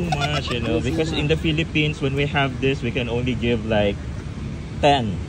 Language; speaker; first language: English; non-native, local second language; Filipino